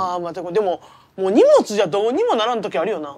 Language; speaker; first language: Japanese; native; Japanese